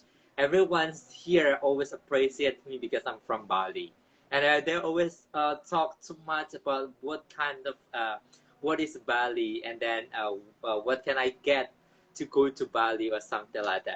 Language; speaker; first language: English; non-native, local second language; Indonesian